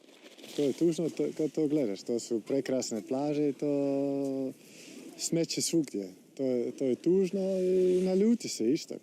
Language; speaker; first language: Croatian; non-native, fluent; Dutch